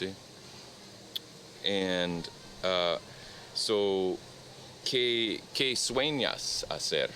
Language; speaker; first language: Spanish; non-native, learner; English